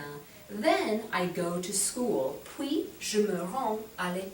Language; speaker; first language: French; non-native, fluent; English